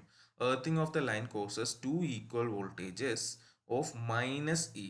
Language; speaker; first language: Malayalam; native; Malayalam